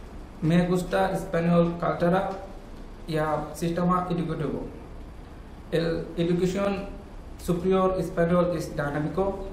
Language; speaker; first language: Spanish; non-native, learner; Bangla